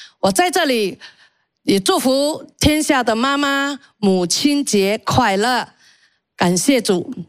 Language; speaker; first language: Chinese; early bilingual, heritage; Chinese